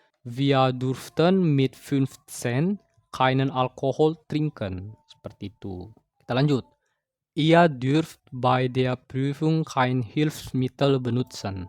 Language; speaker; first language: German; non-native, fluent; Indonesian